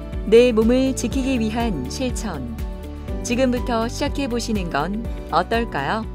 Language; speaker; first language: Korean; native; Korean